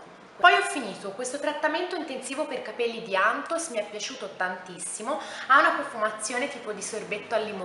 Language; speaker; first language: Italian; native; Italian